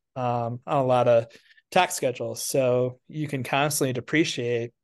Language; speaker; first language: English; native; English